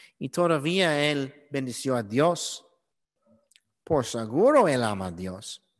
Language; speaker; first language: Spanish; non-native, learner; English